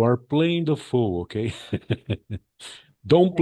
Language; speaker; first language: English; non-native, fluent; Portuguese